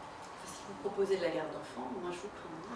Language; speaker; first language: French; native; French